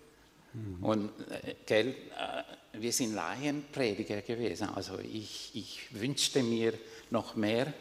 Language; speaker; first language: German; non-native, fluent; Spanish